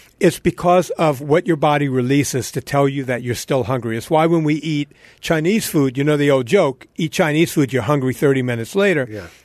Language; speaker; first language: English; native; English